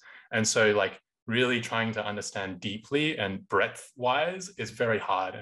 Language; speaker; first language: English; native; English